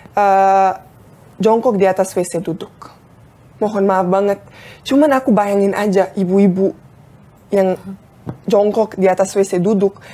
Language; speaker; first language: Indonesian; non-native, fluent; Bosnian